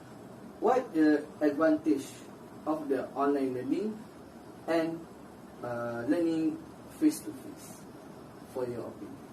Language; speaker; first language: English; non-native, local second language; Malay